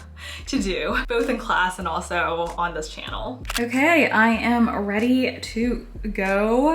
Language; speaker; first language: English; early bilingual, other home language; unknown